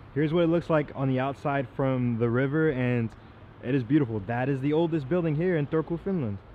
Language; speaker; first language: English; native; English